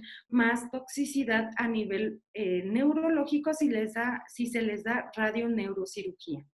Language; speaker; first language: Spanish; native; Spanish